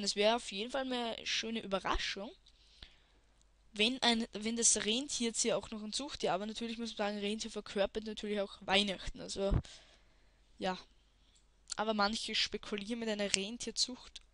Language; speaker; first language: German; native; German